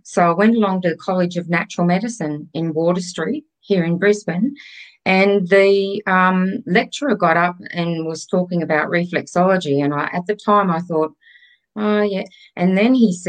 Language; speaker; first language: English; native; English